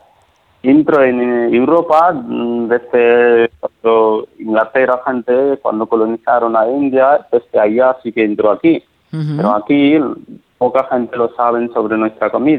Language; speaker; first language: Spanish; non-native, learner; Nepali